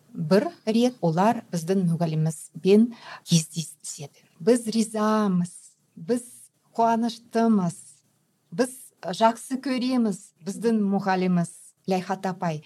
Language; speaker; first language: Kazakh; non-native, local second language; Russian